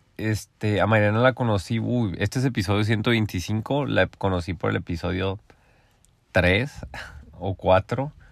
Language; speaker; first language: Spanish; native; Spanish